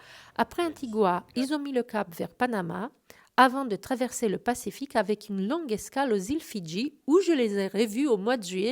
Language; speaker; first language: French; native; French